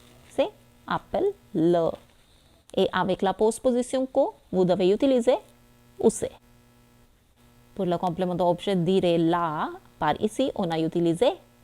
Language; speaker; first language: French; non-native, fluent; Hindi